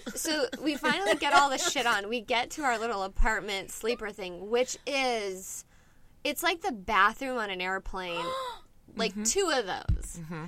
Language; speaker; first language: English; native; English